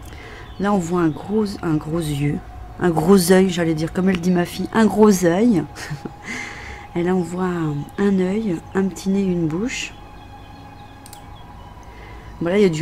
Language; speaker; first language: French; native; French